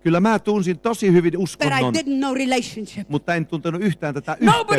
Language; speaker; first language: Finnish; native; Finnish